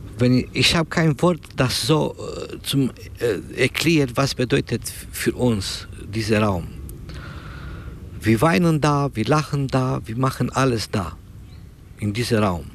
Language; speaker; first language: German; non-native, learner; Romanian